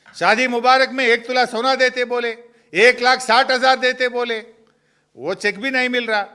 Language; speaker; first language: Hindi; non-native, local second language; Telugu